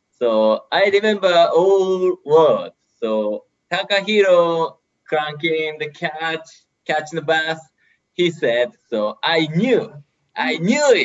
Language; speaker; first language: English; non-native, learner; Japanese